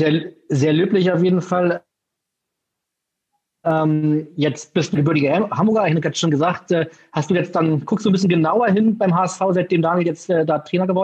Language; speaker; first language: German; native; German